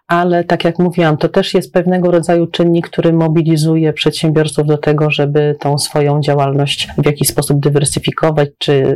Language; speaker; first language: Polish; native; Polish